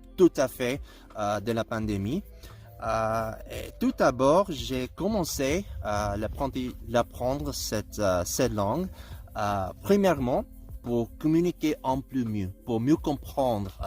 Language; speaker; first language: French; non-native, learner; English